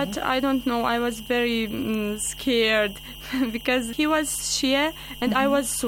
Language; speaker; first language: English; non-native, learner; Bosnian